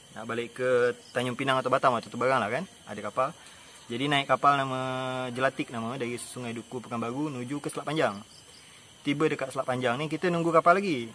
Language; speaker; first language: Malay; native; Malay